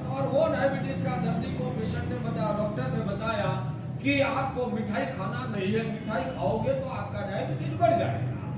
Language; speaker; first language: Hindi; non-native, local second language; Gujarati